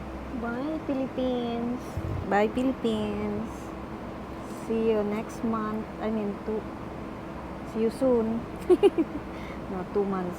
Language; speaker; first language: English; non-native, local second language; Cebuano